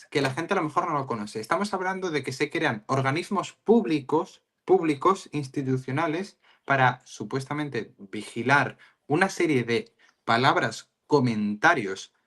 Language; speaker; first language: Spanish; native; Spanish